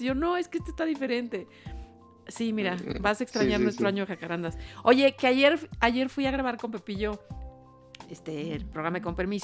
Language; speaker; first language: Spanish; native; Spanish